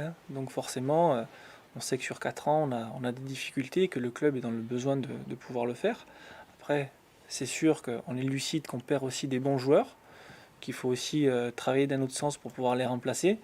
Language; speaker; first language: French; native; French